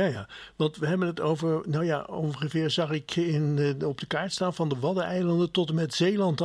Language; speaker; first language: Dutch; native; Dutch